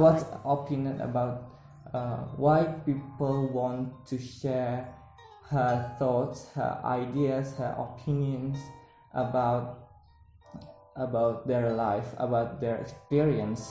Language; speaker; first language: English; non-native, learner; Indonesian